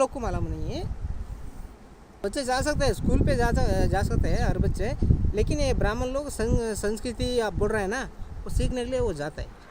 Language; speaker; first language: Hindi; non-native, local second language; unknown